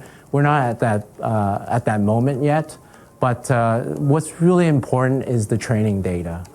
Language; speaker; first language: English; native; English